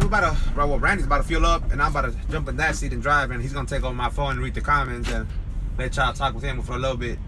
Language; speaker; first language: English; early bilingual, other home language; Spanish